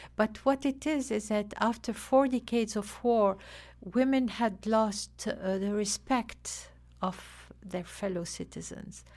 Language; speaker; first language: English; non-native, fluent; Arabic